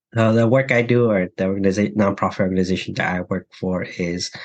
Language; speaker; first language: English; early bilingual, other home language; Mixtepec Mixtec